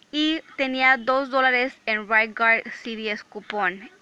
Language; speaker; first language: Spanish; early bilingual, other home language; English